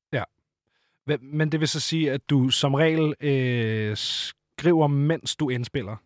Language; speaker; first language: Danish; native; Danish